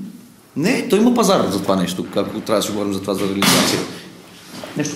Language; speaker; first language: Bulgarian; native; Bulgarian